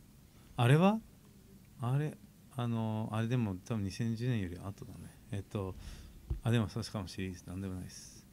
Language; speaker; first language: Japanese; native; Japanese